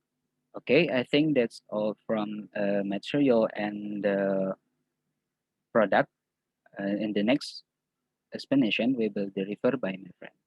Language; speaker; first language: English; non-native, fluent; Indonesian